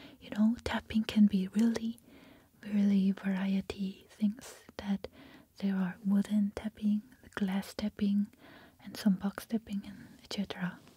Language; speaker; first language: English; non-native, fluent; Korean